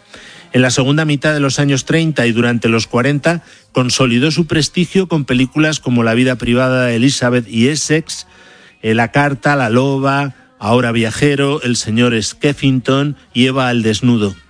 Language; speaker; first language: Spanish; native; Spanish